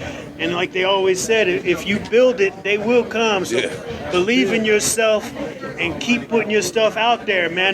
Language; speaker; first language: English; native; English